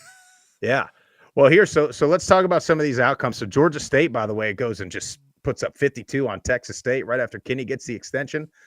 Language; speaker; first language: English; native; English